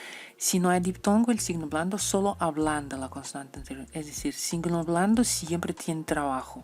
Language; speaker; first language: Spanish; non-native, fluent; Russian